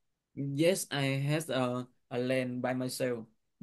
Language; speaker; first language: English; non-native, learner; Vietnamese